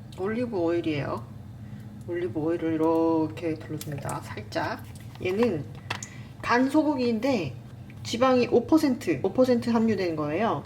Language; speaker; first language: Korean; native; Korean